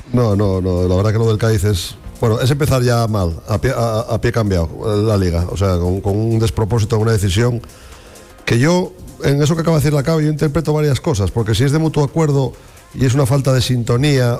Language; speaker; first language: Spanish; native; Spanish